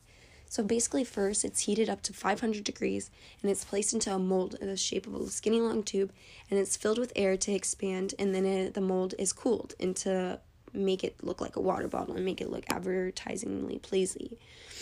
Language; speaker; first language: English; native; English